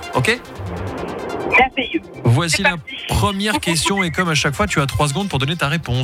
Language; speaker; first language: French; native; French